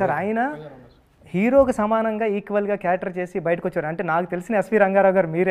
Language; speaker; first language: Telugu; native; Telugu